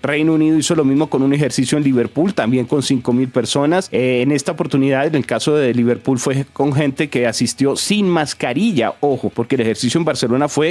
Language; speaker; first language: Spanish; native; Spanish